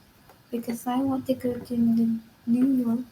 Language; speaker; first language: English; non-native, learner; Vietnamese